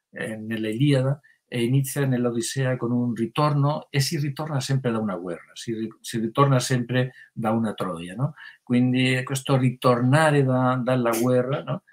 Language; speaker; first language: Italian; non-native, fluent; Spanish